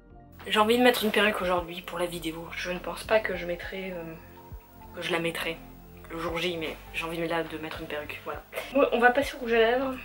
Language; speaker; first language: French; native; French